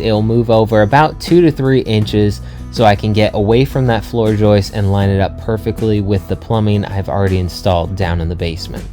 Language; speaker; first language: English; native; English